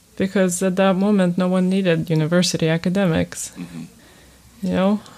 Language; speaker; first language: English; early bilingual, other home language; Ukrainian